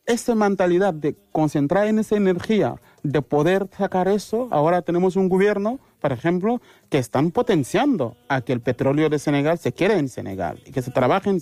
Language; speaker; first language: Spanish; non-native, fluent; Wolof